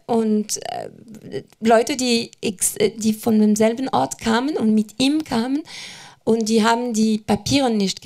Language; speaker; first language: German; non-native, fluent; French